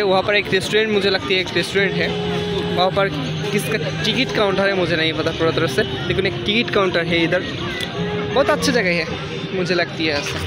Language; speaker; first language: Hindi; non-native, learner; Bangla